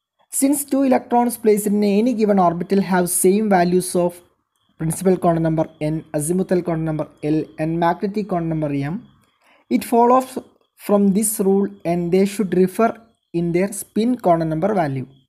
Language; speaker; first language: English; non-native, local second language; Malayalam